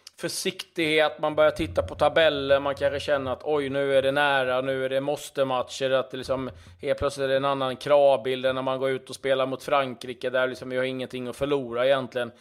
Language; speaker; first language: Swedish; native; Swedish